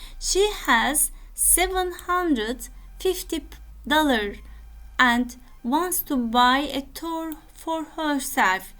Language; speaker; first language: English; non-native, fluent; Turkish